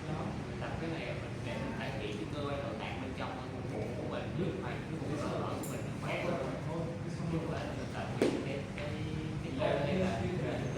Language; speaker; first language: Vietnamese; native; Vietnamese